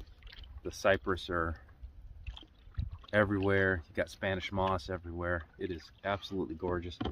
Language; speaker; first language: English; native; English